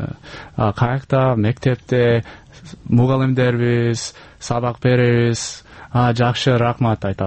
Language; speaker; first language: Kyrgyz; non-native, learner; English